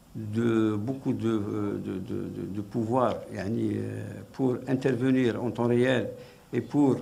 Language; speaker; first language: French; non-native, local second language; Arabic